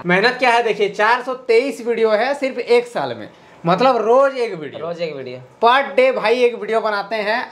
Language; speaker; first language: Hindi; native; Hindi